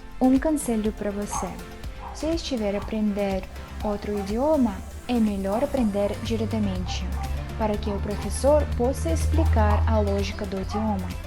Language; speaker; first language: Portuguese; non-native, learner; Russian